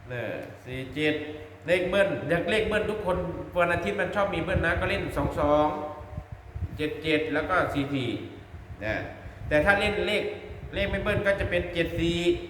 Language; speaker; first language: Thai; non-native, local second language; Northeastern Thai